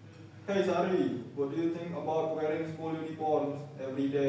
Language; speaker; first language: English; non-native, learner; Indonesian